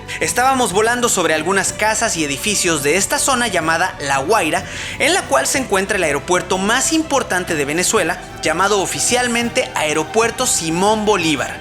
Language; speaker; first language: Spanish; native; Spanish